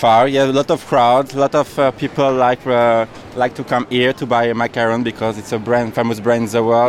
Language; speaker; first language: English; non-native, learner; French